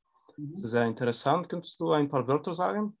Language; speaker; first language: German; non-native, fluent; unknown